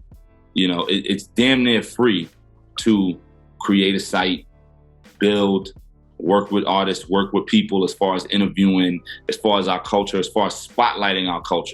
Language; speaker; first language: English; native; English